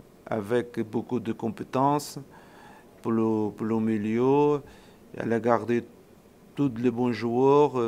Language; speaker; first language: French; non-native, fluent; Portuguese